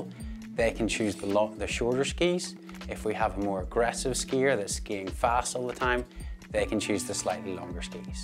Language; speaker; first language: English; native; English